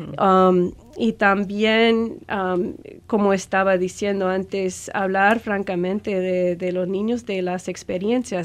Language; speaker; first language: Spanish; non-native, fluent; English